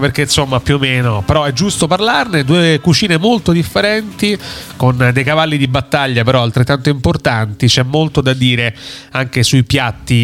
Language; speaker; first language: Italian; native; Italian